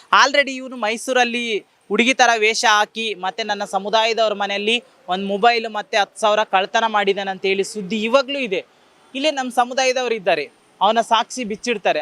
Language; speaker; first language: Kannada; native; Kannada